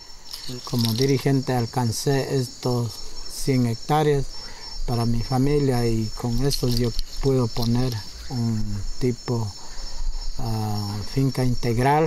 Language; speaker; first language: Spanish; non-native, local second language; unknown